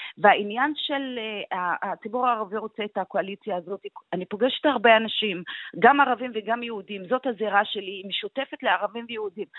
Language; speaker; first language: Hebrew; non-native, local second language; Arabic